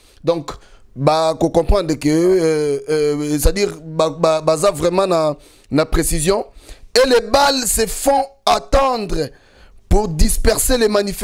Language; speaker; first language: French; non-native, local second language; Lingala